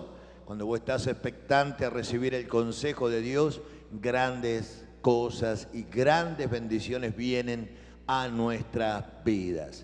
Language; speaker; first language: Spanish; native; Spanish